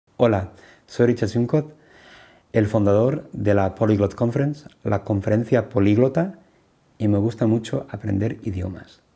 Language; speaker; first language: Spanish; non-native, fluent; English